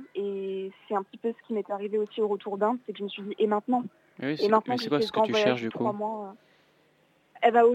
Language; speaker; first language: French; native; French